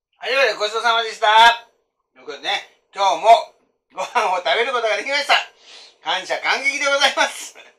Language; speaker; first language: Japanese; non-native, fluent; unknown